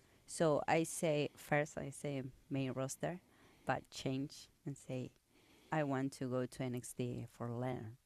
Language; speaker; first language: English; non-native, learner; Spanish